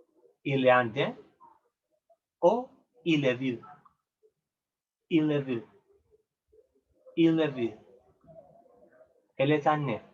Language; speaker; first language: French; non-native, learner; Spanish